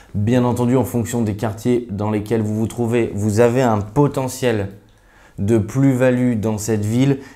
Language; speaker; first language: French; native; French